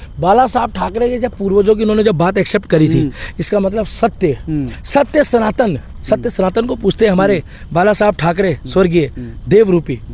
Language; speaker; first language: Hindi; native; Hindi